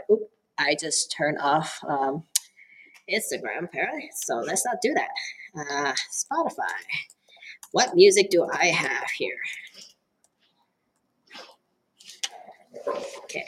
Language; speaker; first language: English; early bilingual, other home language; Cantonese